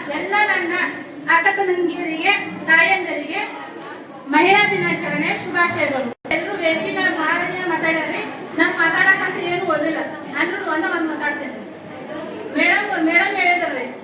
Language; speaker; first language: Kannada; native; Kannada